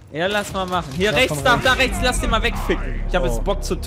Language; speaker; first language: German; native; German